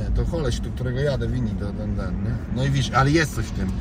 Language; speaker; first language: Polish; native; Polish